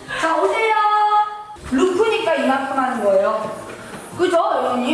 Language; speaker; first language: Korean; native; Korean